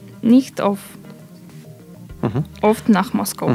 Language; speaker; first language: German; non-native, learner; Russian